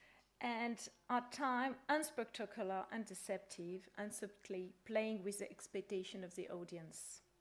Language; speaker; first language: English; non-native, fluent; French